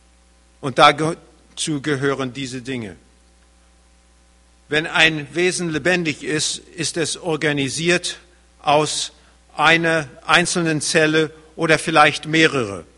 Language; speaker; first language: German; early bilingual, heritage; German